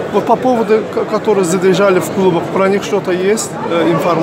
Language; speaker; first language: Russian; non-native, fluent; Azerbaijani